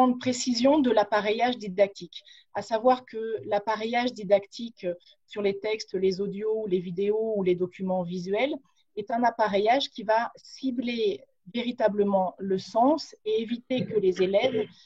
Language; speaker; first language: French; native; French